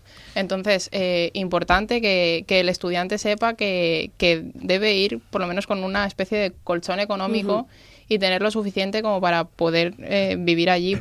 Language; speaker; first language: Spanish; native; Spanish